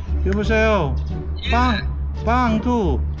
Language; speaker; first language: Korean; non-native, learner; Filipino